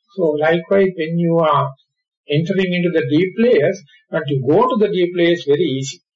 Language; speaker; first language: English; non-native, local second language; Sinhala